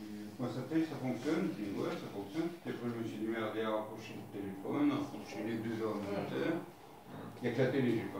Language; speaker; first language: French; native; French